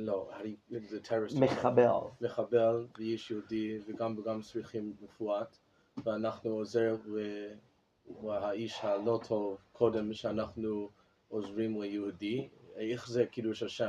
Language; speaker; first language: Hebrew; non-native, learner; English